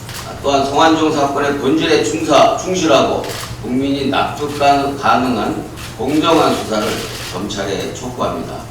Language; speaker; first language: Korean; native; Korean